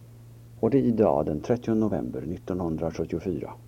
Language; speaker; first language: Swedish; native; Swedish